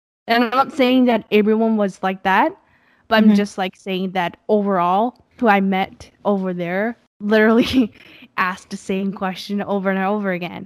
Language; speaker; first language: English; non-native, fluent; Japanese